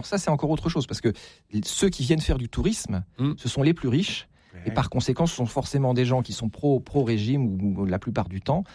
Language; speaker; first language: French; native; French